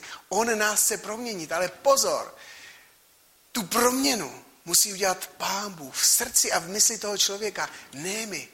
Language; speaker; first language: Czech; native; Czech